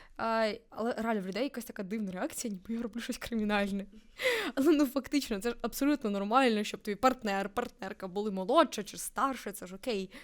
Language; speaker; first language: Ukrainian; native; Ukrainian